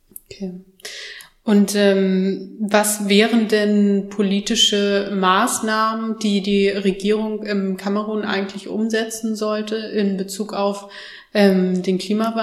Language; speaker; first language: German; native; German